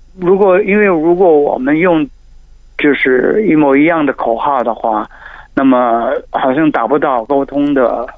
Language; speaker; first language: Chinese; non-native, fluent; Filipino